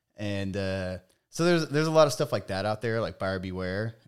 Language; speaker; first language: English; native; English